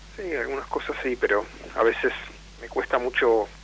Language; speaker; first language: Spanish; native; Spanish